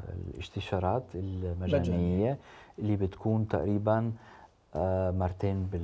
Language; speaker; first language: Arabic; early bilingual, heritage; German